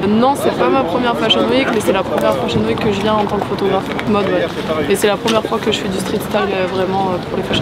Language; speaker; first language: French; native; French